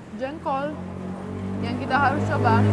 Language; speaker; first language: Indonesian; non-native, fluent; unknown